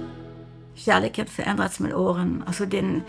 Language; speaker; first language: Swedish; non-native, fluent; German